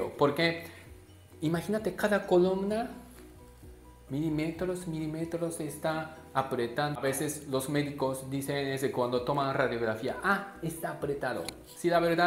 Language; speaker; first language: Spanish; non-native, learner; Japanese